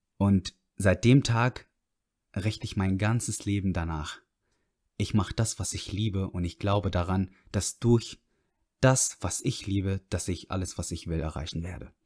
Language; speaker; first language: German; non-native, fluent; Arabic